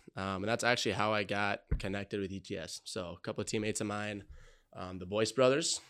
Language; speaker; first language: English; native; English